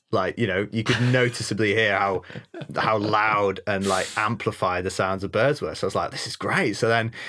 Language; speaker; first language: English; native; English